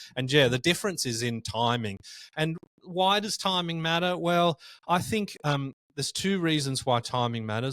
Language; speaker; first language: English; native; English